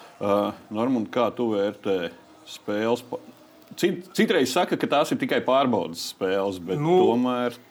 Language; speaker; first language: Latvian; native; Latvian